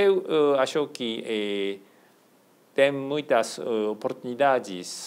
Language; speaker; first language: Portuguese; non-native, fluent; Japanese